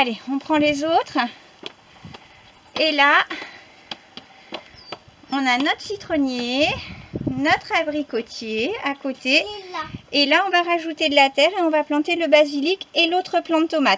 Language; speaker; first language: French; native; French